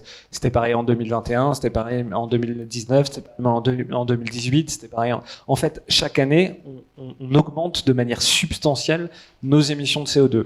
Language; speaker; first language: French; native; French